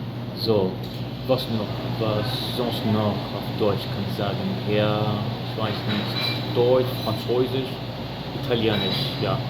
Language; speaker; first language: German; non-native, learner; Portuguese